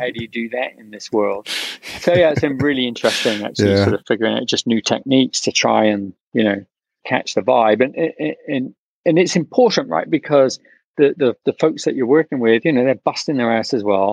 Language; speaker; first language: English; native; English